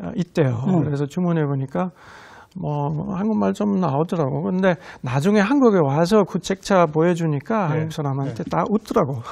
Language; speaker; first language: Korean; non-native, fluent; German